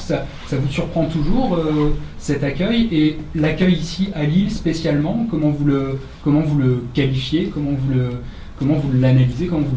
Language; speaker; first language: French; native; French